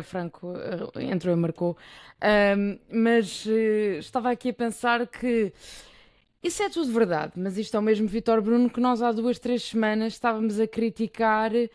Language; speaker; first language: Portuguese; native; Portuguese